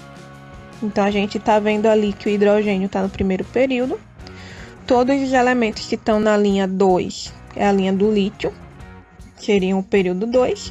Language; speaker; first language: Portuguese; native; Portuguese